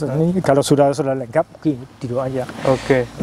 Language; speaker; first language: Indonesian; non-native, fluent; German